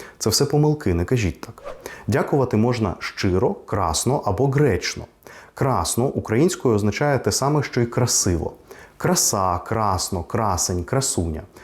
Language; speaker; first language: Ukrainian; non-native, local second language; Russian